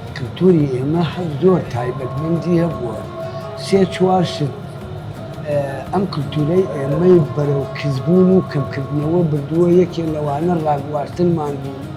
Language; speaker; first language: Central Kurdish; non-native, local second language; Gurani